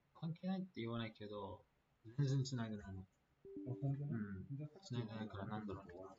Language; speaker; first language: Japanese; non-native, fluent; English